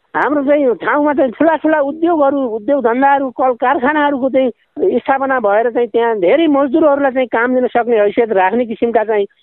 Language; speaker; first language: Nepali; native; Nepali